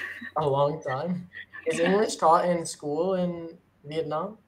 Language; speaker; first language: English; native; English